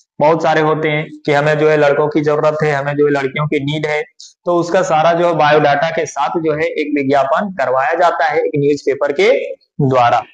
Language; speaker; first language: Hindi; native; Hindi